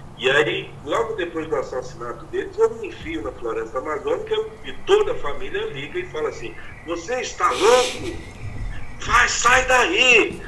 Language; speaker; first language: Portuguese; native; Portuguese